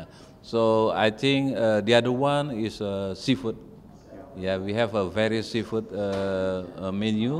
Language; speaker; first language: English; non-native, fluent; Indonesian